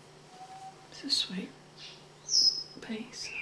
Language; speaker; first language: English; native; English